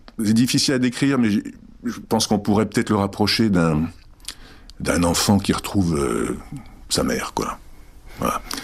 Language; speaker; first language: French; early bilingual, other home language; Czech